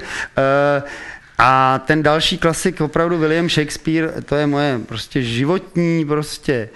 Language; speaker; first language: Czech; native; Czech